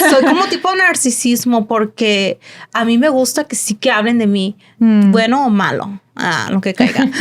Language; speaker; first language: Spanish; early bilingual, heritage; Spanish